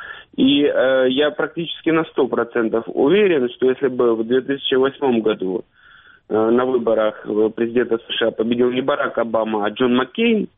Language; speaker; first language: Russian; native; Russian